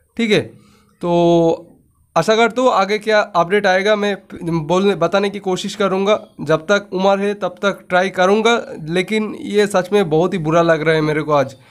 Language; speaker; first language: Hindi; non-native, local second language; Bangla